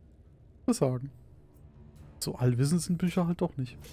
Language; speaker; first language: German; native; German